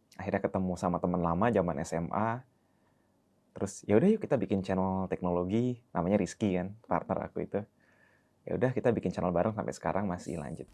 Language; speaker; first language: Indonesian; early bilingual, heritage; Indonesian